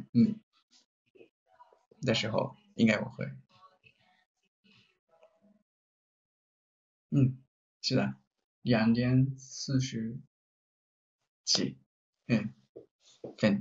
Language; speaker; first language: Chinese; non-native, learner; Japanese